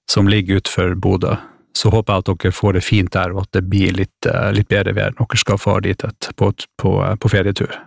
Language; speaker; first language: Norwegian; native; Norwegian